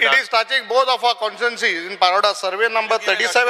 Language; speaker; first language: English; non-native, local second language; Konkani